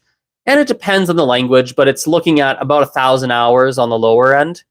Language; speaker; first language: English; native; English